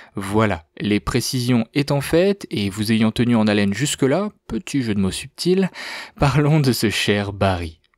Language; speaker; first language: French; native; French